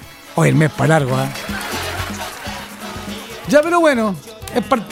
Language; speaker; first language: Spanish; native; Spanish